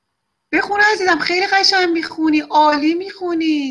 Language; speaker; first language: Persian; native; Persian